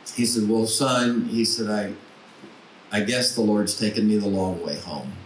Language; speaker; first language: English; native; English